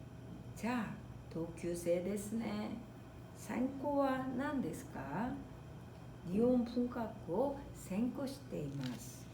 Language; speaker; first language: Japanese; non-native, fluent; Korean